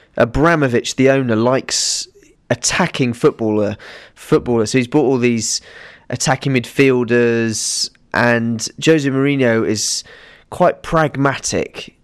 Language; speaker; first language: English; native; English